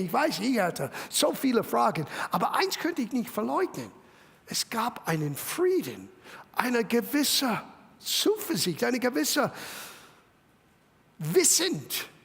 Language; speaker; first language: German; non-native, fluent; English